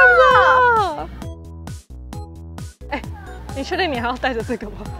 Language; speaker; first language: Chinese; native; Chinese